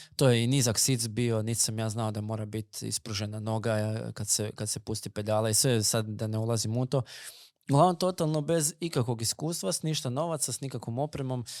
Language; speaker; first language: Croatian; native; Croatian